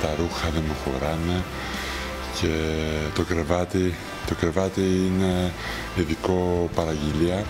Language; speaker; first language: Greek; early bilingual, heritage; Greek